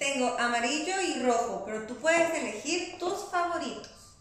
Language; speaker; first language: Spanish; native; Spanish